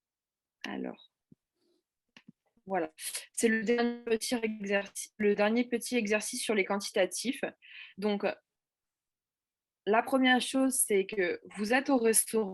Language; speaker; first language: French; native; French